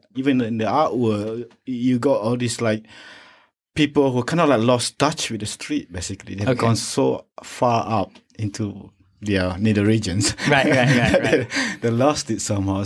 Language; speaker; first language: English; non-native, local second language; Malay